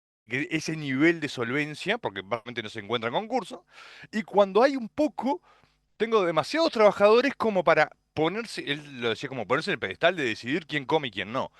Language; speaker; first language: Spanish; native; Spanish